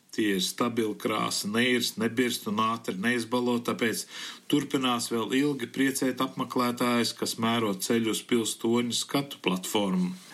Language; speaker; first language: Latvian; early bilingual, heritage; Latvian